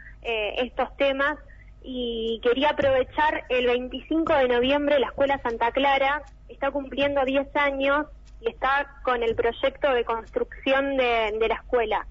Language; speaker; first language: Spanish; native; Spanish